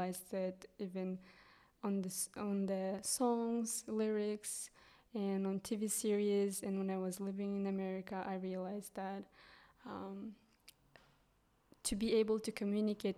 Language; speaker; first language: English; non-native, fluent; Kyrgyz